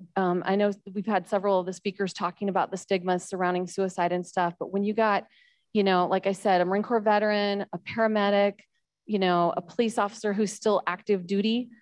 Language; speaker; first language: English; native; English